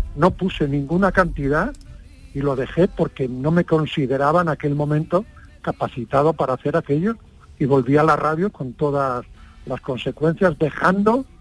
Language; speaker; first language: Spanish; native; Spanish